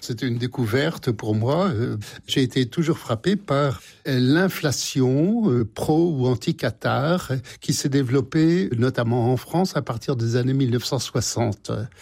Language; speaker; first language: French; native; French